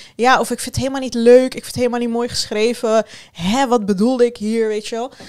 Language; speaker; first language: Dutch; early bilingual, other home language; Turkish